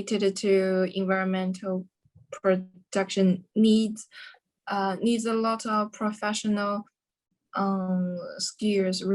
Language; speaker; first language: English; non-native, learner; Chinese